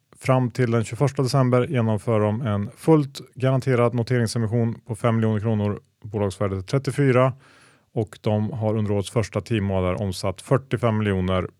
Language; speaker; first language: Swedish; native; Swedish